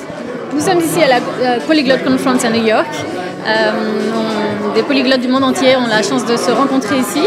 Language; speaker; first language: French; native; French